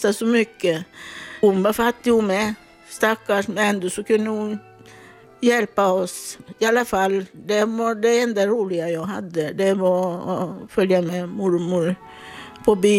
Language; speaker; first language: Swedish; non-native, fluent; Italian